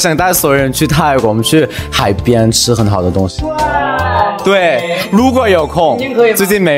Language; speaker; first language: Chinese; non-native, learner; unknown